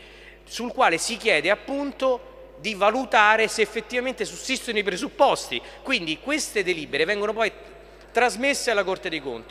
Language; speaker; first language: Italian; native; Italian